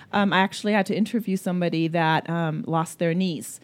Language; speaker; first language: English; early bilingual, other home language; German